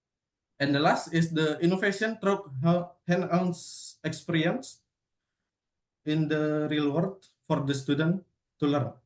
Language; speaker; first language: English; non-native, learner; Indonesian